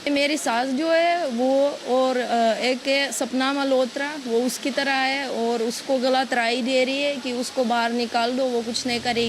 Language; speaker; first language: Hindi; non-native, fluent; Russian